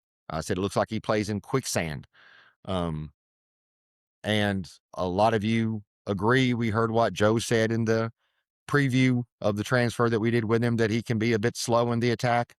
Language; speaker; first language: English; native; English